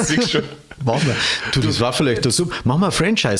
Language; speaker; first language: German; native; German